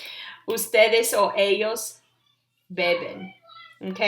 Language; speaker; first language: Spanish; non-native, fluent; English